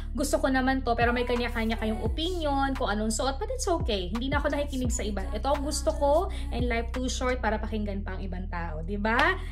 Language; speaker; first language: Filipino; native; Filipino